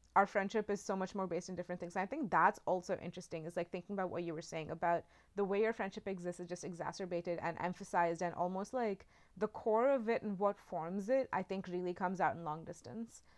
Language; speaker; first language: English; non-native, local second language; Hindi